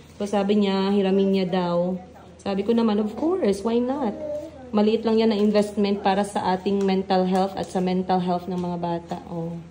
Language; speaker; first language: Filipino; native; Filipino